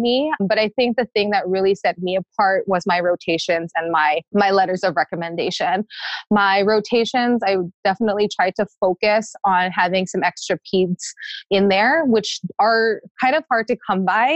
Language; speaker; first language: English; native; English